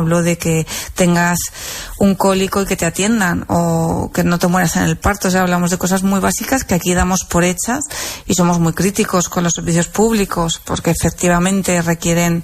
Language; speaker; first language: Spanish; native; Spanish